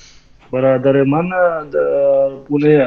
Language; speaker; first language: Persian; non-native, learner; Urdu